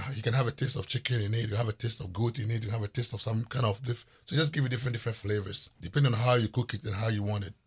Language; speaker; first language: English; non-native, local second language; Ewe